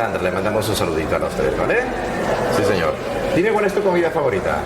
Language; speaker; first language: Spanish; native; Spanish